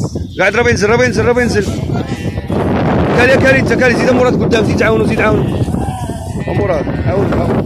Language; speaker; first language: Arabic; native; Arabic